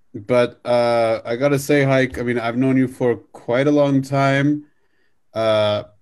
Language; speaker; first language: English; native; English